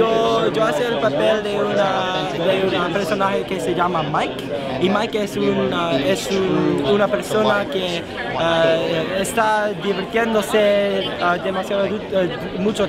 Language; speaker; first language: Spanish; non-native, learner; English